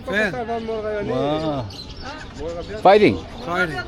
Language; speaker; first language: English; non-native, learner; Korean